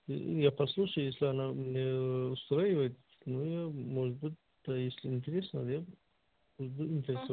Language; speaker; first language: Russian; non-native, learner; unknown